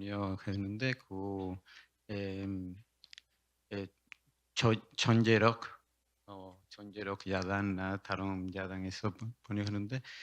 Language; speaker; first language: Korean; non-native, learner; Spanish